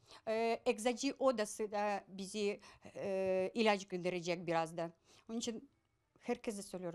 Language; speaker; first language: Turkish; non-native, learner; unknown